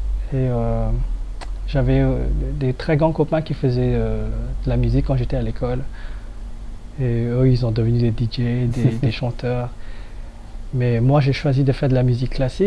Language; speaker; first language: French; non-native, fluent; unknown